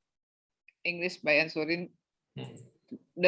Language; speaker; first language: English; non-native, learner; Indonesian